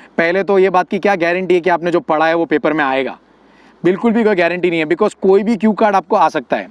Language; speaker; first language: Hindi; non-native, local second language; Gujarati